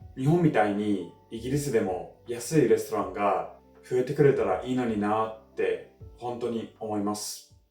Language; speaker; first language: Japanese; non-native, fluent; English